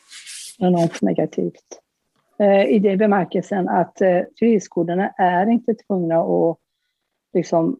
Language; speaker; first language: Swedish; non-native, fluent; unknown